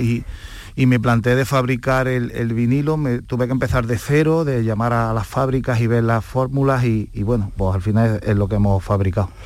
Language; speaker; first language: Spanish; native; Spanish